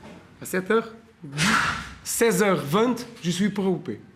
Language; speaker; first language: French; non-native, learner; Portuguese